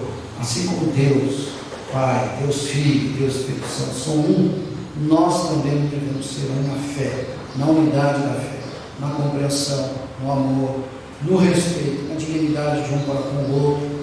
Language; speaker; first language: Portuguese; native; Portuguese